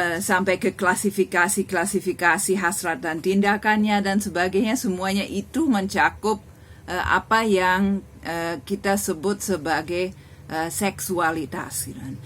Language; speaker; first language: Indonesian; non-native, fluent; German